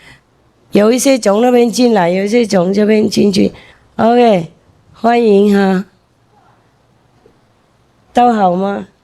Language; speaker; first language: Chinese; non-native, fluent; Vietnamese